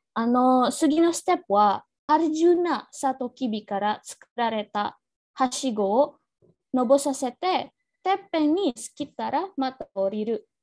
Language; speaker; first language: Japanese; non-native, learner; Indonesian